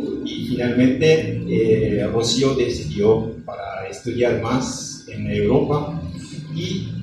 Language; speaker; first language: Spanish; non-native, fluent; Japanese